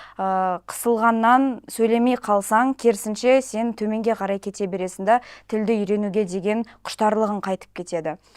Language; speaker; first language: Kazakh; non-native, local second language; Russian